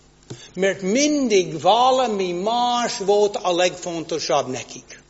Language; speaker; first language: Hungarian; non-native, fluent; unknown